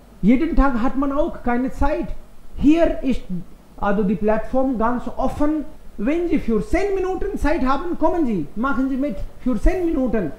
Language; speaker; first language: German; non-native, fluent; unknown